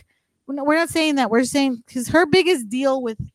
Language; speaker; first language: English; early bilingual, other home language; Spanish